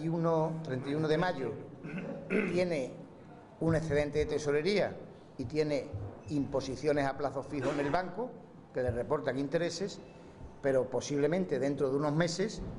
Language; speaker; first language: Spanish; native; Spanish